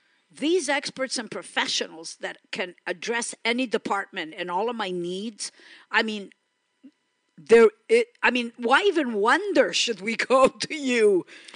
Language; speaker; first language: English; early bilingual, other home language; Greek